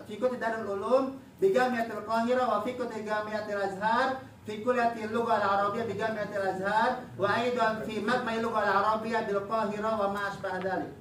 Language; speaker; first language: Arabic; non-native, fluent; Indonesian